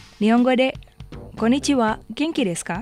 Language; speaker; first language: Japanese; non-native, fluent; Indonesian